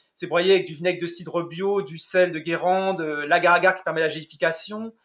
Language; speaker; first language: French; native; French